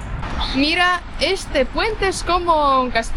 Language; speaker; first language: Spanish; non-native, fluent; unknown